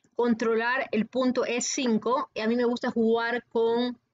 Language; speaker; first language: Spanish; native; Spanish